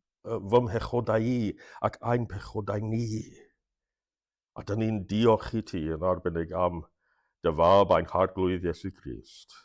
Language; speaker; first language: Welsh; non-native, fluent; English